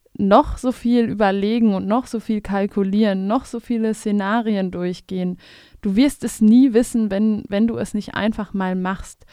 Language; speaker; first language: German; native; German